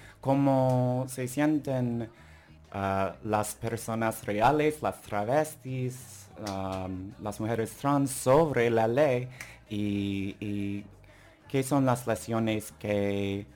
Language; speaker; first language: Spanish; non-native, learner; English